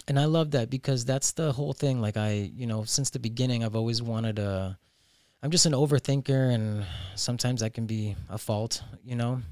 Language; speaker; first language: English; native; English